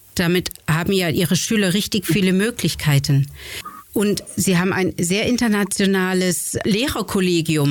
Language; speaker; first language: German; native; German